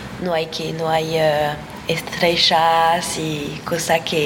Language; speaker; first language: Spanish; non-native, learner; French